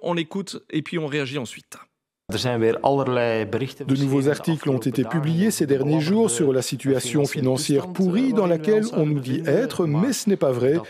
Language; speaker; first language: French; native; French